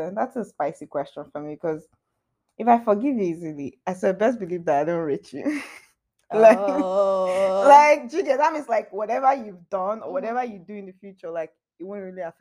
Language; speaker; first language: English; non-native, local second language; Yoruba